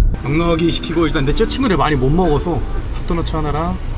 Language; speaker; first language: Korean; native; Korean